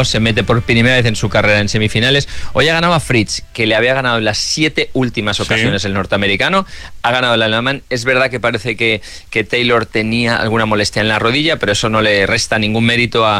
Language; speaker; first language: Spanish; native; Spanish